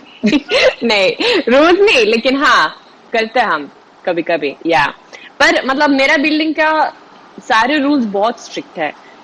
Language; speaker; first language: Hindi; non-native, learner; Swedish